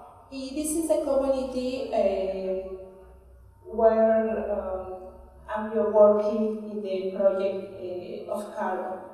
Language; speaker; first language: English; non-native, learner; Spanish